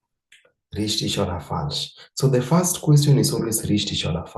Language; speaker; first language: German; non-native, fluent; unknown